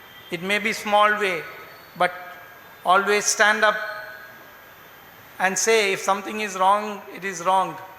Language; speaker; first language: English; non-native, local second language; Malayalam